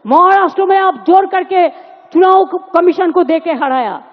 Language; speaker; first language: Hindi; non-native, local second language; Bangla